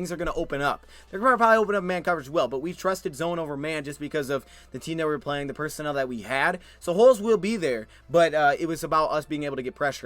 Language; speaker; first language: English; native; English